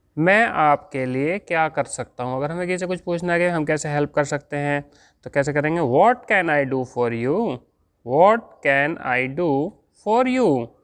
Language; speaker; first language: Hindi; native; Hindi